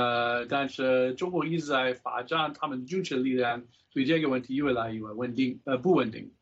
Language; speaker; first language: Chinese; non-native, fluent; English